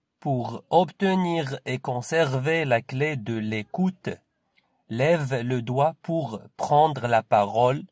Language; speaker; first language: French; non-native, local second language; Arabic